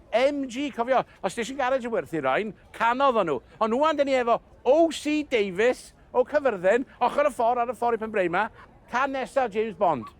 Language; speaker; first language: Welsh; native; Welsh